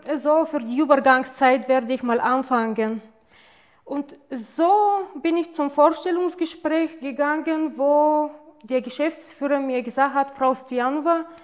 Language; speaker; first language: German; non-native, fluent; Bulgarian